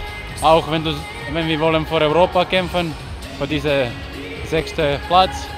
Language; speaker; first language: German; non-native, learner; Croatian